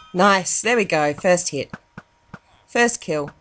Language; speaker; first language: English; native; English